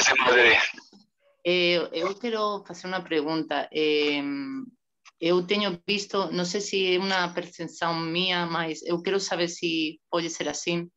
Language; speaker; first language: Portuguese; non-native, learner; Spanish